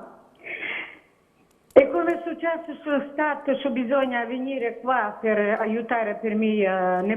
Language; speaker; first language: Italian; non-native, learner; Ukrainian